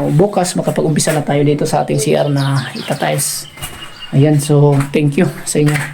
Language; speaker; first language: Filipino; non-native, local second language; Cebuano